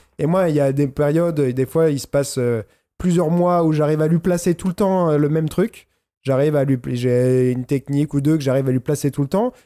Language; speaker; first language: French; native; French